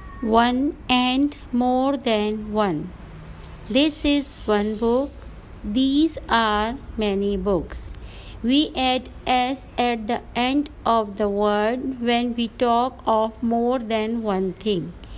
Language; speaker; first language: English; non-native, local second language; Urdu